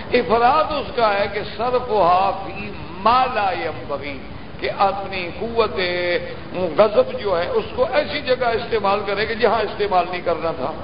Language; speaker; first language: Urdu; native; Urdu